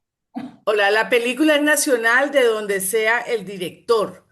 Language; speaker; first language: Spanish; native; Spanish